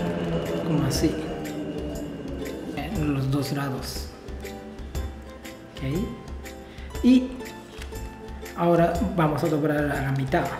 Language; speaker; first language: Spanish; non-native, learner; Japanese